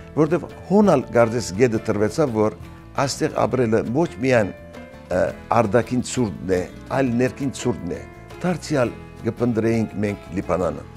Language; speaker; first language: Armenian; native; Armenian